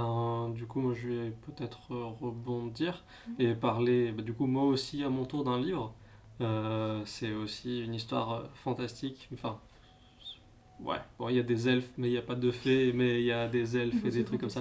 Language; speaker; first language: French; native; French